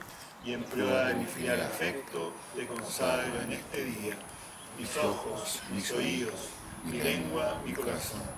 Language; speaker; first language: Spanish; native; Spanish